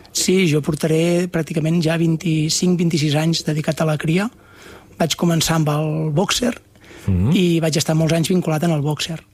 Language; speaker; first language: Catalan; native; Catalan